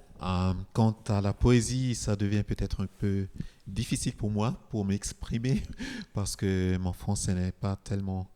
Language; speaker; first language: French; non-native, fluent; Igbo